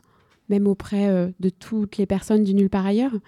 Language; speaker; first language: French; native; French